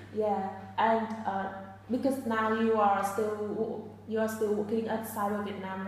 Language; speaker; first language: English; non-native, fluent; Vietnamese